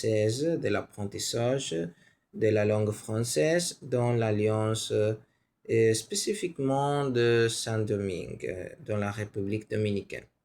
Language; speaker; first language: French; non-native, learner; Spanish